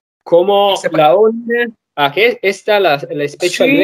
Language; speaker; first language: Spanish; non-native, learner; Italian